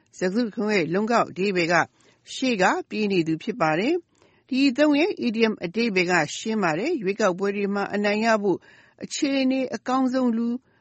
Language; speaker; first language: Burmese; native; Burmese